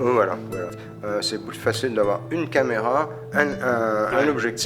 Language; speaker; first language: French; non-native, fluent; English